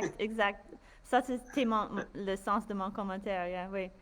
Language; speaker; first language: French; non-native, fluent; English